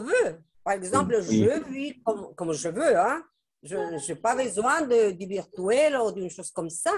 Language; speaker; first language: French; non-native, fluent; Spanish